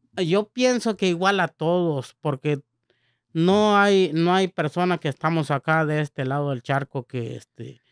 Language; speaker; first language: Spanish; native; Spanish